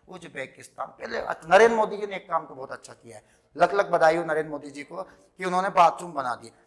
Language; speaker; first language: Hindi; non-native, local second language; Rajasthani